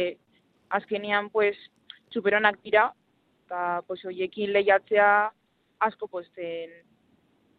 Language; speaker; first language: Basque; non-native, local second language; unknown